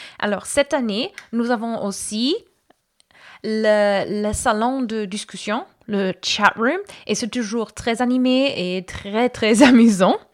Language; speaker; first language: French; non-native, learner; English